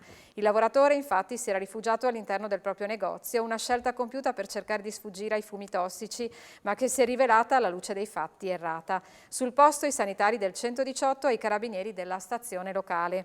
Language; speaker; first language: Italian; native; Italian